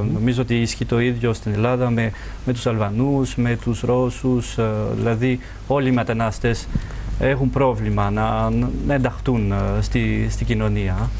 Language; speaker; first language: Greek; non-native, fluent; French